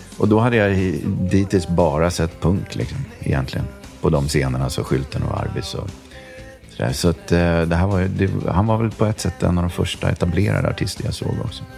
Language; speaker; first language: Swedish; native; Swedish